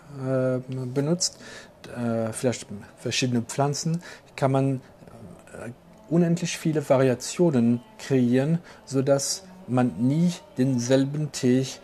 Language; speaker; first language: German; non-native, local second language; French